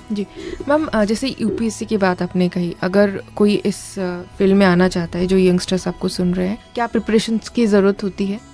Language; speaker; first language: Hindi; non-native, local second language; Odia